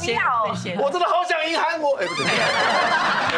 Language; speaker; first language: Chinese; native; Chinese